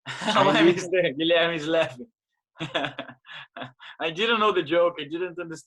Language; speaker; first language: English; non-native, fluent; Portuguese